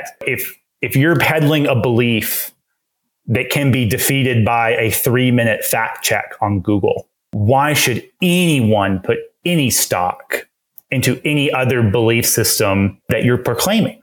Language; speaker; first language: English; native; English